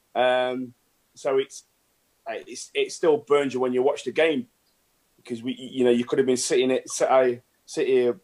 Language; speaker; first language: English; native; English